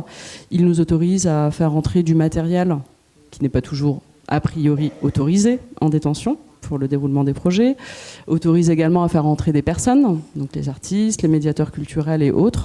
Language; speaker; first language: French; native; French